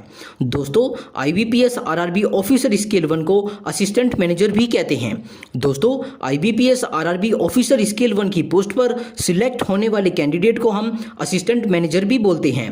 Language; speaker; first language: Hindi; native; Hindi